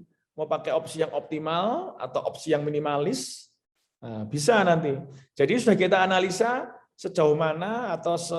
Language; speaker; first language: Indonesian; native; Indonesian